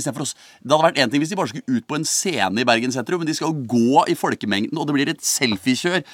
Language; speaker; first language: Norwegian; native; Norwegian